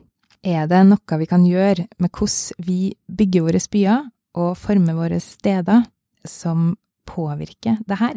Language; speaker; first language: Norwegian; native; Norwegian